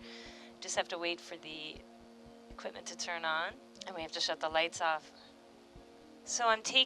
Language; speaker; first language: English; native; English